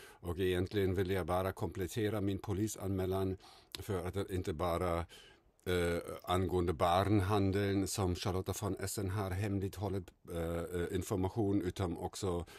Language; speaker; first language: Swedish; non-native, fluent; German